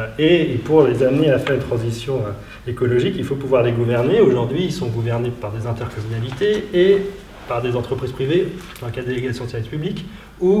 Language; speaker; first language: French; native; French